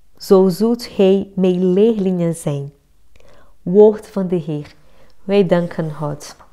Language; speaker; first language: Dutch; non-native, fluent; Portuguese